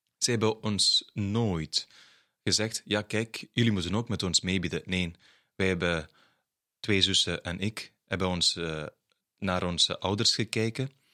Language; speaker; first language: Dutch; non-native, fluent; Tamil